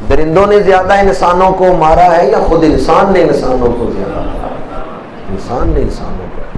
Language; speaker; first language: Urdu; non-native, local second language; Punjabi